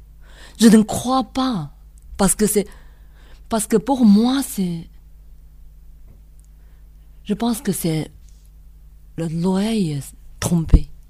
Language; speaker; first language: French; non-native, learner; Chinese